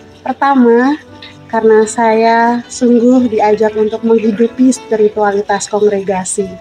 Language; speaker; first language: Indonesian; native; Indonesian